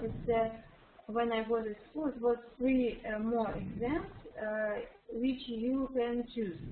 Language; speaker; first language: English; non-native, learner; Russian